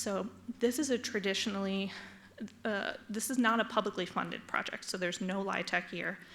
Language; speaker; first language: English; native; English